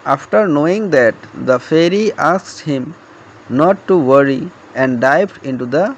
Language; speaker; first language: English; non-native, local second language; Assamese